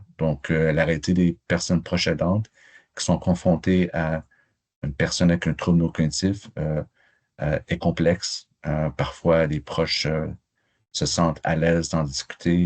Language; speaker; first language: French; native; French